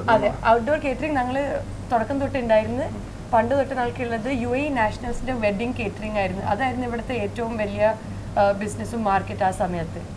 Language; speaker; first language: Malayalam; early bilingual, heritage; Malayalam